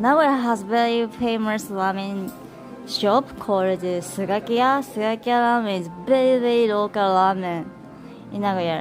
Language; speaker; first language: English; non-native, learner; Japanese